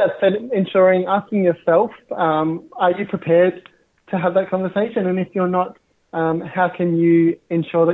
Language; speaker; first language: English; native; English